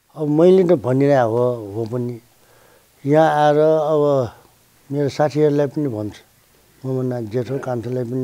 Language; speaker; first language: Nepali; non-native, local second language; Newari